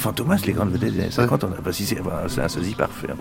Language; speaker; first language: French; native; French